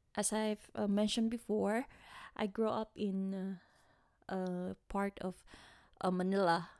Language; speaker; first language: English; non-native, local second language; Waray